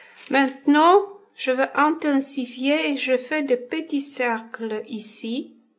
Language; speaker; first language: French; non-native, fluent; Polish